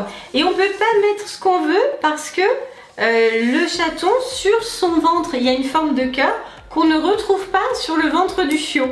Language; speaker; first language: French; native; French